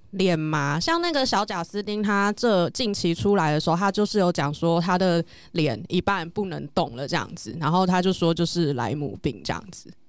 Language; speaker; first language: Chinese; native; Chinese